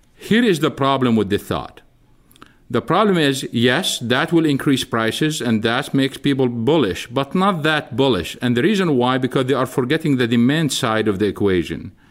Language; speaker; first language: English; non-native, fluent; Arabic